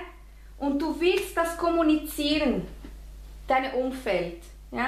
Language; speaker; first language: German; non-native, fluent; Spanish